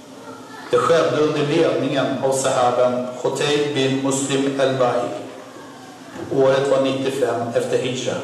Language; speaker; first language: Swedish; non-native, fluent; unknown